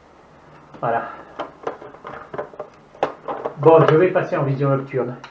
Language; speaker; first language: French; native; French